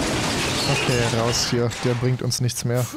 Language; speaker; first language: German; native; German